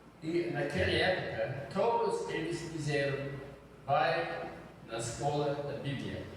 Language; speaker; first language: Portuguese; non-native, fluent; English